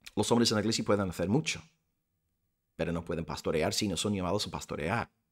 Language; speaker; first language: Spanish; non-native, fluent; English